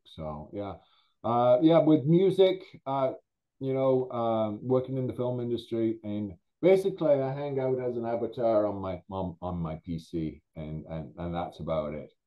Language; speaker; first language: English; native; English